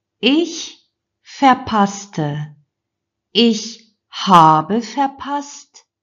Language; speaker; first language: German; non-native, fluent; Turkish